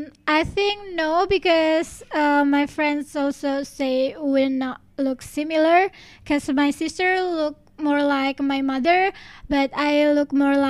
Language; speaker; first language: English; non-native, learner; Indonesian